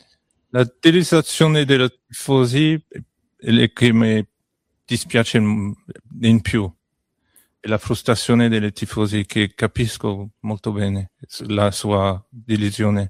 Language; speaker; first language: Italian; non-native, learner; French